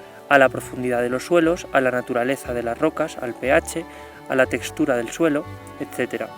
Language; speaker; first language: Spanish; native; Spanish